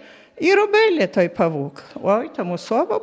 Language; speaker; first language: Ukrainian; native; Ukrainian